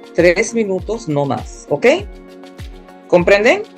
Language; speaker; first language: Spanish; non-native, fluent; English